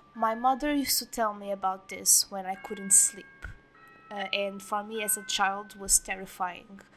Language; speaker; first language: English; non-native, fluent; Portuguese